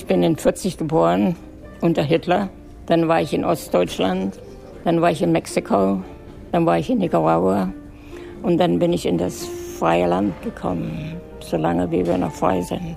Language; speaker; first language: German; native; German